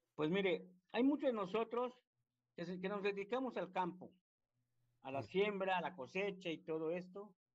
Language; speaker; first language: Spanish; native; Spanish